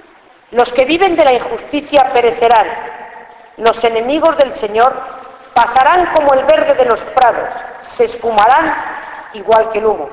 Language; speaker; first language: Spanish; native; Spanish